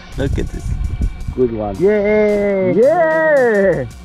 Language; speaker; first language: English; non-native, fluent; French